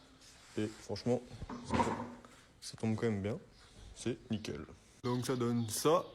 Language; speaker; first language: French; native; French